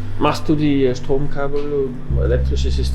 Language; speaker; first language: German; non-native, learner; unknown